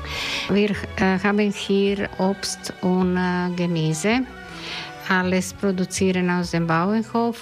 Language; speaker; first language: German; non-native, learner; Croatian